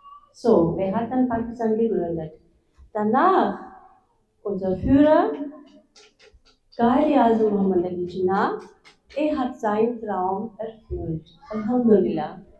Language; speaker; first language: German; non-native, fluent; Urdu